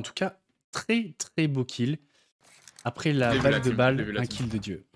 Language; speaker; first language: French; native; French